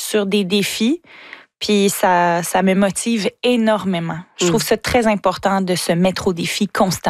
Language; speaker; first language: French; native; French